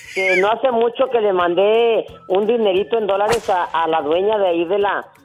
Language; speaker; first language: Spanish; native; Spanish